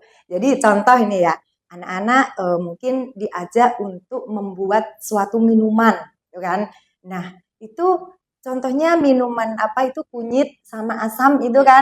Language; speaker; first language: Indonesian; non-native, local second language; Javanese